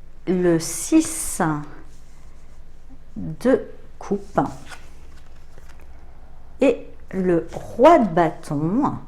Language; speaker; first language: French; native; French